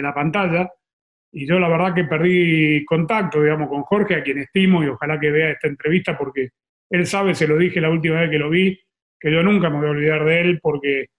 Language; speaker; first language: Spanish; native; Spanish